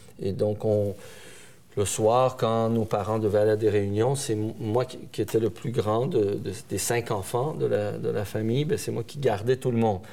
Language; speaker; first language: French; early bilingual, other home language; Persian